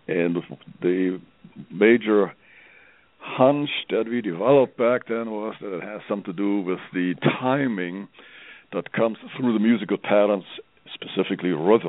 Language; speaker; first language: English; non-native, fluent; German